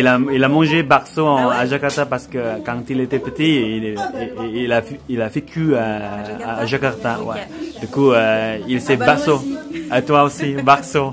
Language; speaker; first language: French; non-native, learner; Indonesian